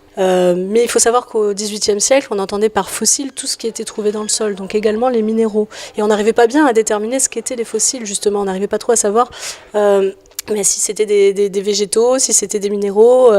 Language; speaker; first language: French; native; French